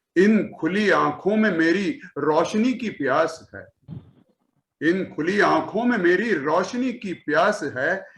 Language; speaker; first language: Hindi; non-native, local second language; Marathi